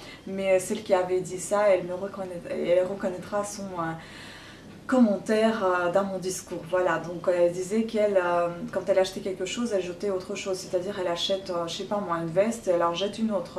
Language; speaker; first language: French; non-native, fluent; Russian